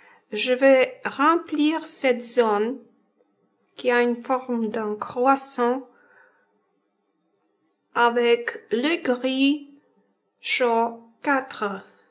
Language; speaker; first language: French; non-native, fluent; Polish